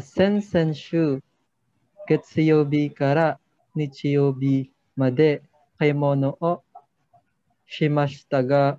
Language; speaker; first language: Japanese; non-native, learner; Filipino